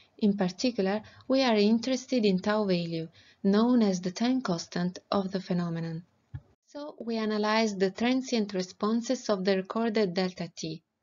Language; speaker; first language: English; non-native, fluent; Italian